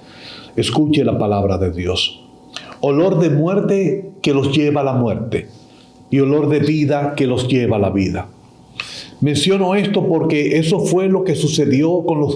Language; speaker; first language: Spanish; native; Spanish